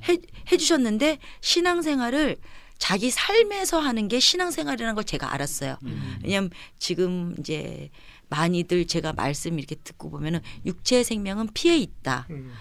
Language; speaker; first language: Korean; early bilingual, heritage; Korean